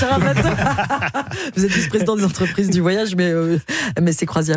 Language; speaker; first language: French; native; French